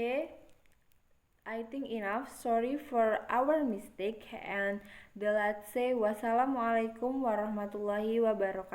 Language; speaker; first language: English; non-native, learner; Indonesian